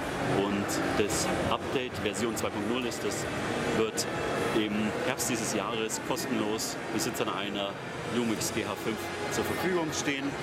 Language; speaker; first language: German; native; German